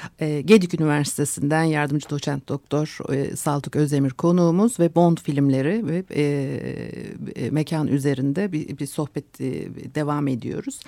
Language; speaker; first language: Turkish; native; Turkish